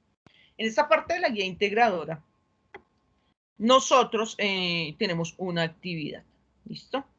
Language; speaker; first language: Spanish; native; Spanish